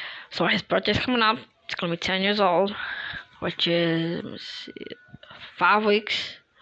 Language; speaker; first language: English; early bilingual, other home language; Spanish